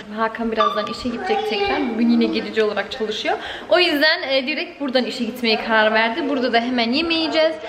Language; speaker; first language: Turkish; early bilingual, heritage; Turkish